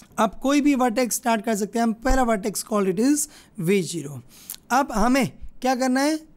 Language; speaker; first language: Hindi; non-native, local second language; Gujarati